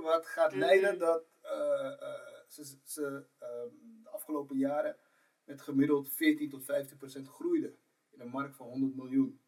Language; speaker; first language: Dutch; native; Dutch